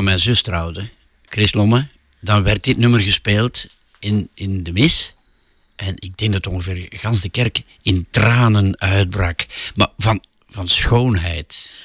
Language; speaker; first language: Dutch; native; Dutch